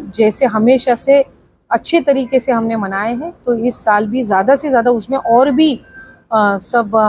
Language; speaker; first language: Hindi; non-native, local second language; Marathi